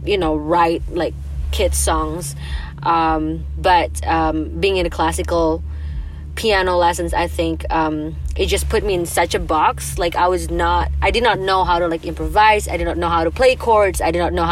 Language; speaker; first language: English; non-native, fluent; Indonesian